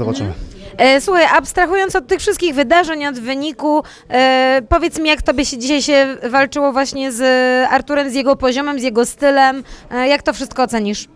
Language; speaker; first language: Polish; native; Polish